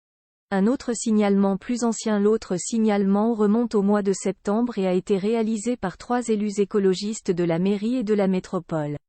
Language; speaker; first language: French; native; French